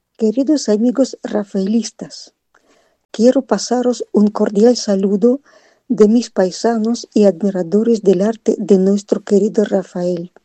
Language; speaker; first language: Spanish; non-native, fluent; Russian